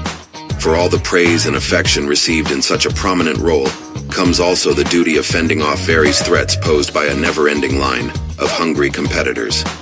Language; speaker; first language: English; native; English